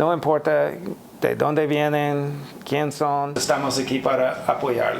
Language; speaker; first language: Spanish; non-native, learner; English